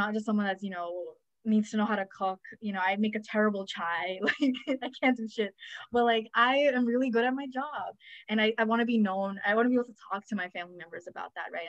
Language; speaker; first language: English; native; English